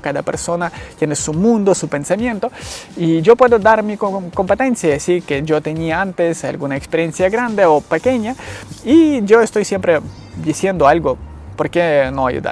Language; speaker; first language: Spanish; non-native, learner; Ukrainian